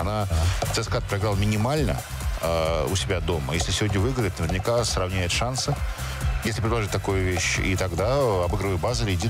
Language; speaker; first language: Russian; native; Russian